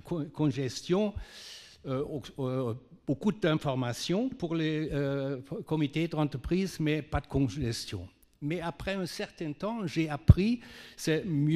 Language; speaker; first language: French; non-native, fluent; German